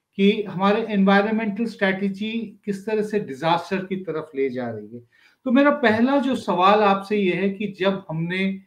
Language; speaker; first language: Hindi; native; Hindi